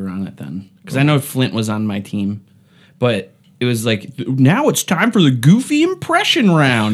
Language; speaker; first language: English; native; English